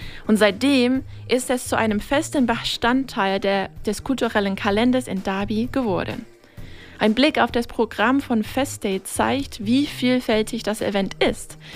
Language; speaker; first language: German; non-native, fluent; English